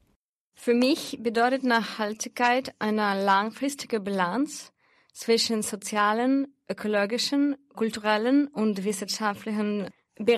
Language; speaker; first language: German; non-native, fluent; Russian